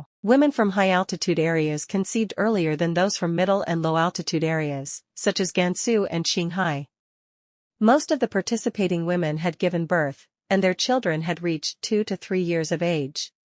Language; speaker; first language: English; non-native, fluent; Chinese